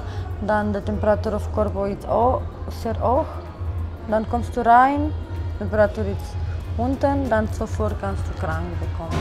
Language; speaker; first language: German; non-native, learner; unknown